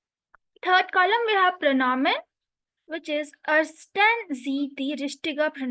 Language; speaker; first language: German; non-native, learner; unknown